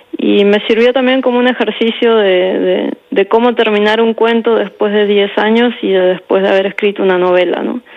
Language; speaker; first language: Spanish; native; Spanish